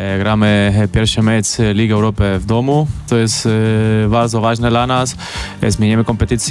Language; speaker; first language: Polish; non-native, learner; Spanish